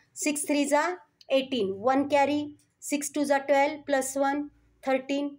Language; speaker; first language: Hindi; non-native, local second language; Marathi